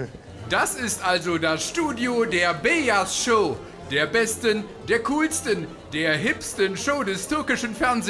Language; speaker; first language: German; native; German